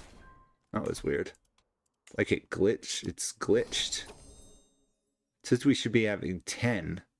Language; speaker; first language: English; native; English